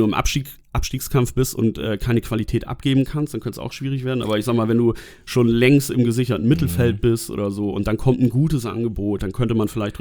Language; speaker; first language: German; native; German